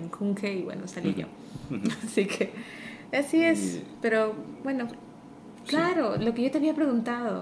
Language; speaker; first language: Spanish; early bilingual, heritage; Spanish